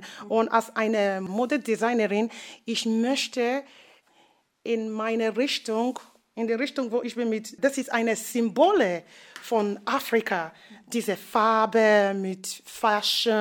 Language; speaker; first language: German; non-native, fluent; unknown